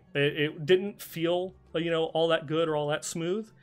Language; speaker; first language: English; native; English